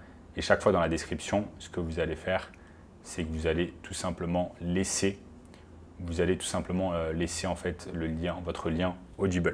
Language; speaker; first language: French; native; French